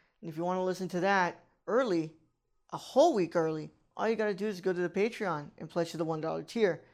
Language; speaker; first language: English; native; English